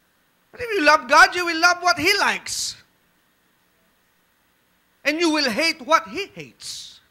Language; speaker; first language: English; non-native, local second language; Filipino